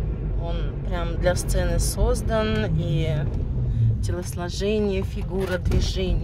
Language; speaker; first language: Russian; native; Russian